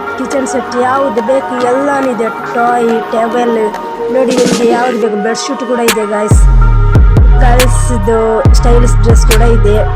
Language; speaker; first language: Kannada; non-native, local second language; Badaga